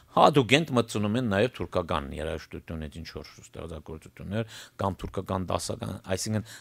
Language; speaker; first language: Armenian; early bilingual, heritage; Armenian